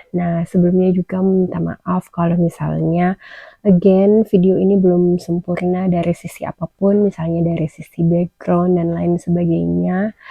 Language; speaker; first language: Indonesian; native; Indonesian